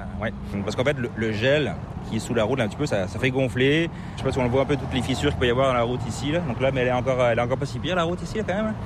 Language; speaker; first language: French; native; French